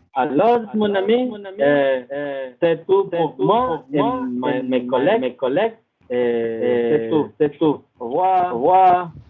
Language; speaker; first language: French; non-native, learner; Spanish